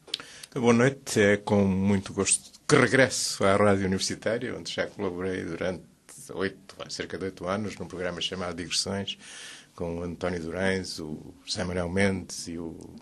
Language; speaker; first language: Portuguese; native; Portuguese